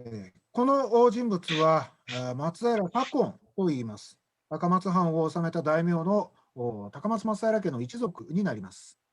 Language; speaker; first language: Japanese; native; Japanese